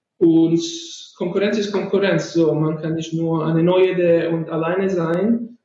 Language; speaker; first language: German; non-native, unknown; Italian